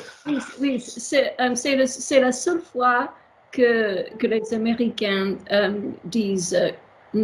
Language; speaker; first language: French; non-native, learner; English